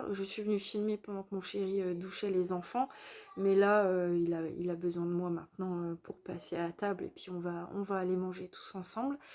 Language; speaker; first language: French; native; French